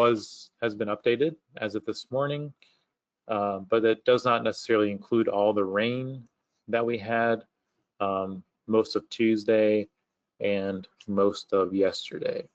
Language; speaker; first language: English; native; English